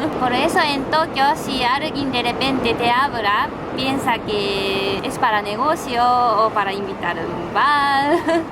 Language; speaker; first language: Spanish; non-native, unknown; Japanese